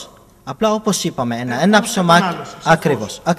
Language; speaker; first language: Greek; non-native, fluent; Arabic